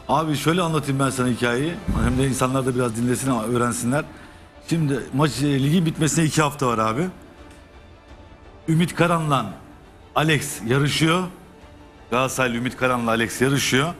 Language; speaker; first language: Turkish; native; Turkish